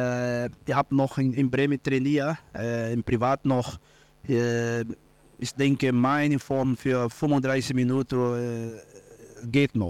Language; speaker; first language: German; non-native, learner; Portuguese